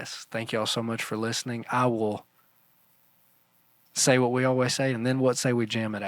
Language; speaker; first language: English; native; English